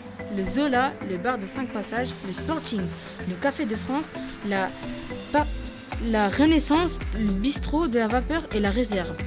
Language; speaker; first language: French; native; French